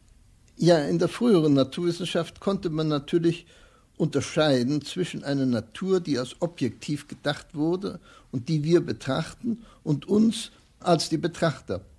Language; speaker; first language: German; native; German